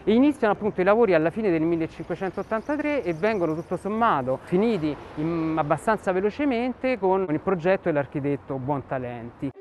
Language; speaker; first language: Italian; native; Italian